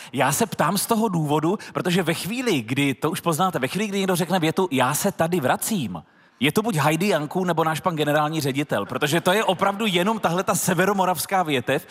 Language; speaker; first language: Czech; native; Czech